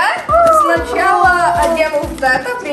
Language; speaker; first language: Russian; early bilingual, heritage; Russian